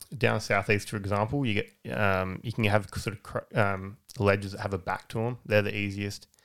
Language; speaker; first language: English; native; English